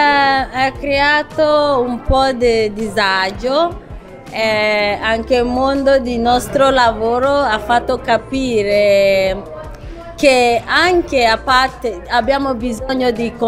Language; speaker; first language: Italian; non-native, fluent; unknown